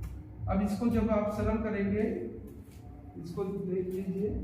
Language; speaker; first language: Hindi; native; Hindi